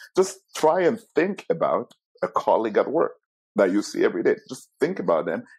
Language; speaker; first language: English; non-native, fluent; Italian